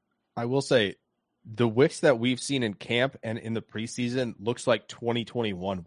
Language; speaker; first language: English; native; English